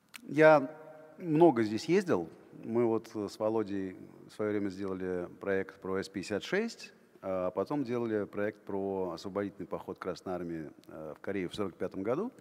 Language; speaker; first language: Russian; native; Russian